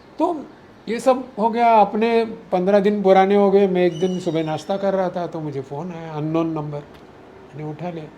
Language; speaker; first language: Hindi; non-native, local second language; Marathi